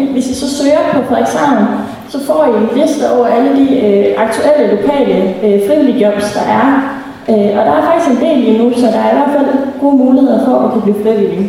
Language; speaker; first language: Danish; native; Danish